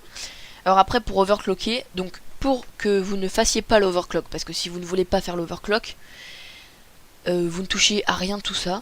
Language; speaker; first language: French; native; French